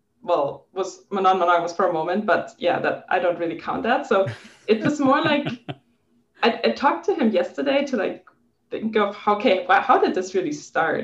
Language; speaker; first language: English; non-native, fluent; German